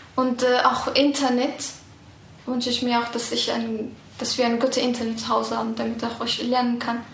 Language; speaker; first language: German; early bilingual, other home language; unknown